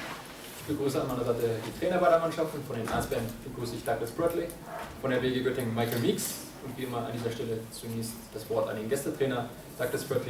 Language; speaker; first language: German; native; German